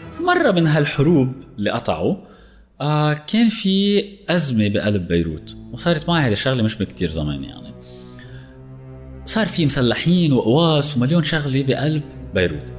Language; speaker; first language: Arabic; native; Arabic